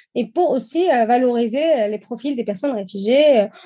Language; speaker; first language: French; non-native, local second language; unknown